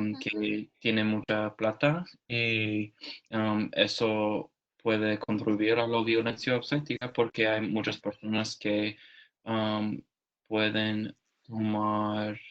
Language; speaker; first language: Spanish; non-native, learner; English